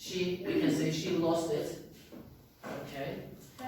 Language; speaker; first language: English; non-native, fluent; Turkish